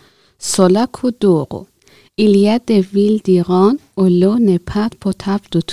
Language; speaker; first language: French; non-native, learner; Persian